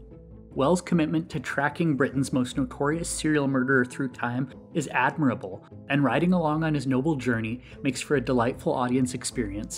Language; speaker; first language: English; native; English